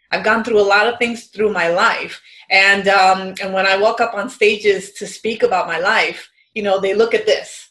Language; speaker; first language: English; early bilingual, other home language; Spanish